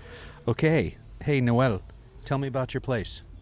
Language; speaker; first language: English; native; English